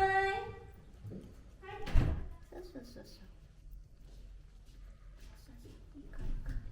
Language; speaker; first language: Japanese; non-native, learner; Korean